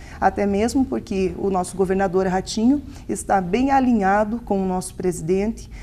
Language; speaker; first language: Portuguese; native; Portuguese